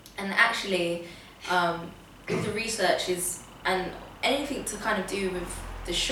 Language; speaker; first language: English; native; English